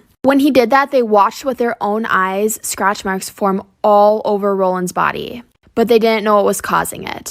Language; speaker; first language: English; native; English